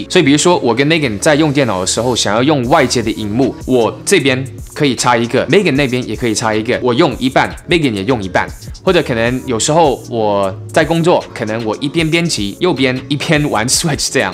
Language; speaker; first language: Chinese; early bilingual, heritage; English